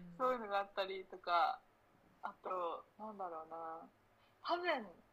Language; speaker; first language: Japanese; early bilingual, other home language; Spanish